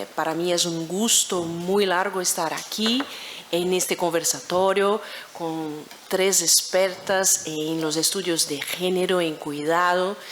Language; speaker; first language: Spanish; non-native, fluent; Portuguese